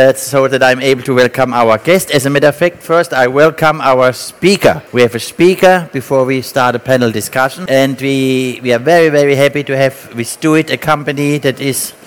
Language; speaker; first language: English; non-native, fluent; German